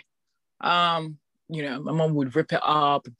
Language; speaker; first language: English; non-native, local second language; Yoruba